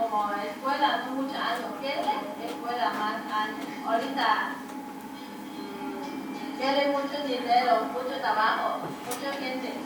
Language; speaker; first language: Spanish; non-native, learner; Chinese